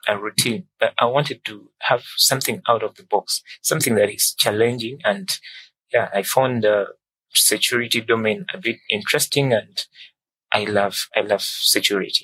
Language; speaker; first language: English; non-native, local second language; Ganda